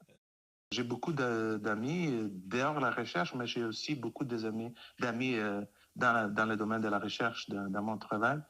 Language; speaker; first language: French; non-native, fluent; Italian